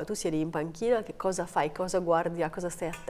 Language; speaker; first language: Italian; native; Italian